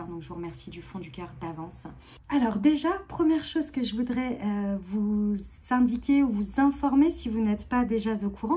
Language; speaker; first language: French; native; French